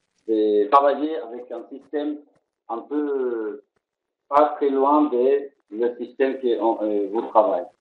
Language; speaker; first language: French; non-native, fluent; Spanish